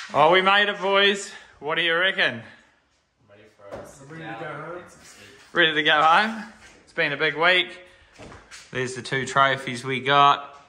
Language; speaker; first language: English; native; English